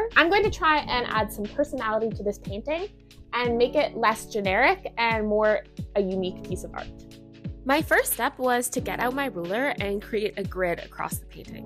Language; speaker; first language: English; native; English